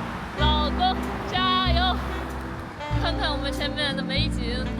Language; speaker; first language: Chinese; native; Chinese